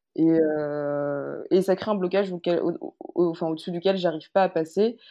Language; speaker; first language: French; native; French